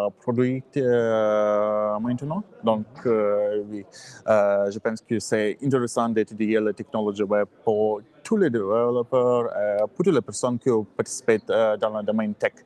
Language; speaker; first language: French; non-native, learner; English